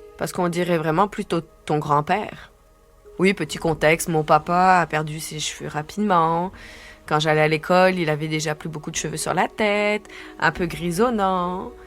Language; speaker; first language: French; native; French